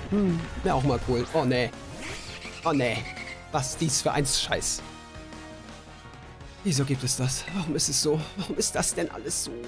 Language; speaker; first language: German; native; German